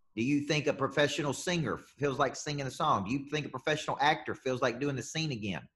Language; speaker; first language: English; native; English